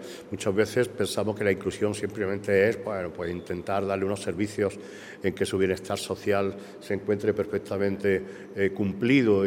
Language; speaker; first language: Spanish; native; Spanish